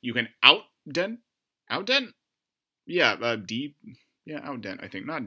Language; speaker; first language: English; native; English